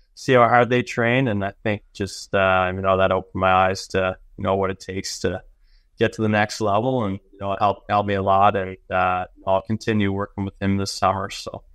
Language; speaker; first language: English; native; English